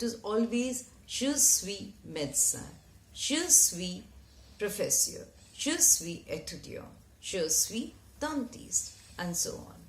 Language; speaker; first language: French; non-native, fluent; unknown